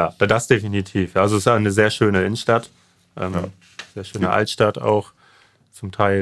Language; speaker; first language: German; native; German